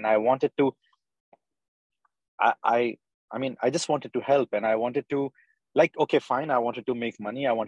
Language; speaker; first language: English; non-native, local second language; Urdu